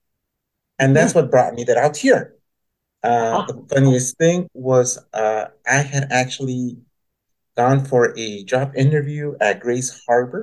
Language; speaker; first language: English; native; English